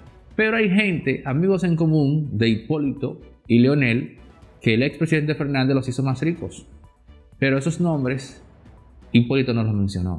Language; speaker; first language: Spanish; native; Spanish